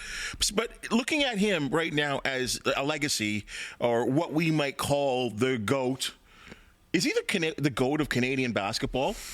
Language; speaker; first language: English; native; English